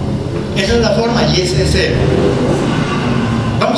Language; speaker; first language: Spanish; native; Spanish